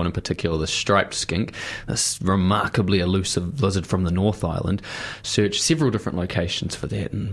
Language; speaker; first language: English; native; English